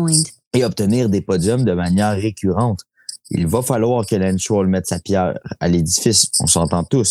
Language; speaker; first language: French; native; French